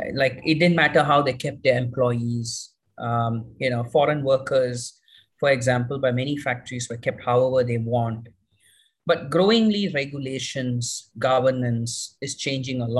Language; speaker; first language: English; non-native, local second language; Malayalam